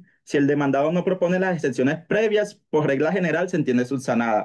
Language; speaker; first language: Spanish; native; Spanish